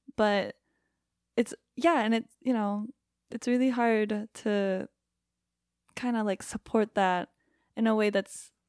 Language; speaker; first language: English; non-native, fluent; Japanese